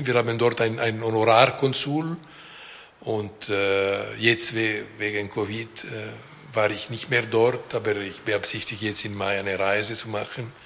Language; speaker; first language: German; non-native, local second language; Italian